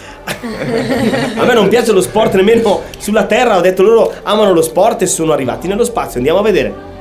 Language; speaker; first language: Italian; native; Italian